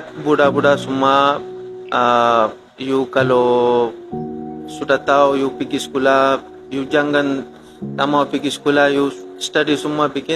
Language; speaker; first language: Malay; non-native, learner; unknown